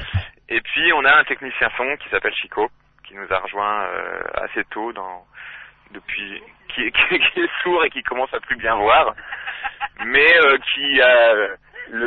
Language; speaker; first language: French; native; French